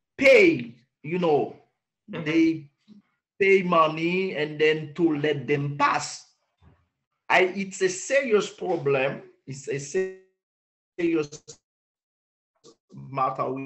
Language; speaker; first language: English; non-native, learner; Haitian Creole